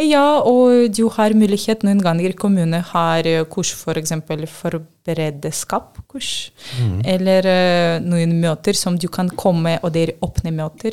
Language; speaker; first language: Norwegian; non-native, learner; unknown